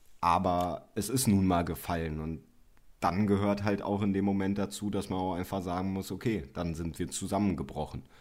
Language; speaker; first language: German; native; German